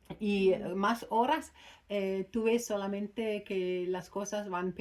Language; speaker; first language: Spanish; non-native, fluent; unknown